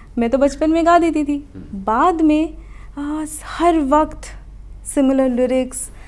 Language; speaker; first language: Hindi; non-native, local second language; Odia